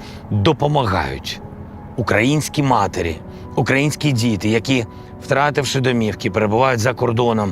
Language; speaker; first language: Ukrainian; non-native, local second language; Russian